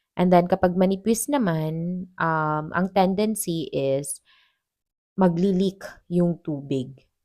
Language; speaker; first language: Filipino; non-native, local second language; Cebuano